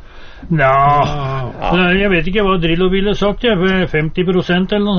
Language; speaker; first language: Norwegian; native; Norwegian